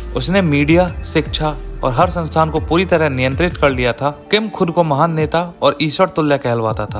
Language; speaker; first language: Hindi; native; Hindi